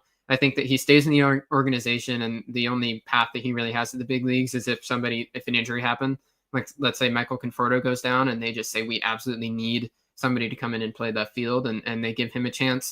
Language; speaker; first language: English; native; English